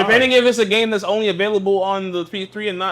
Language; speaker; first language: English; native; English